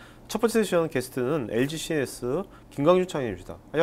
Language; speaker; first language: Korean; native; Korean